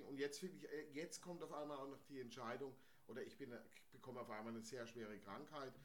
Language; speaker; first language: German; native; German